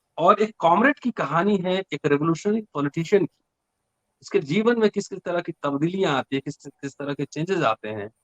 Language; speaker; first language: Hindi; native; Hindi